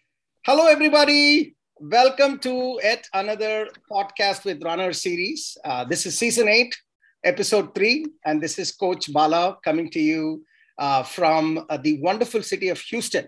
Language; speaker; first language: English; non-native, local second language; Tamil